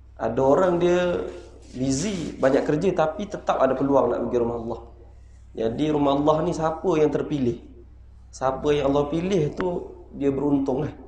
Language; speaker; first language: Malay; native; Malay